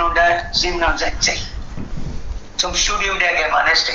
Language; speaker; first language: German; non-native, fluent; Tamil